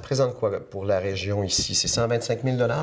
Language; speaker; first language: French; native; French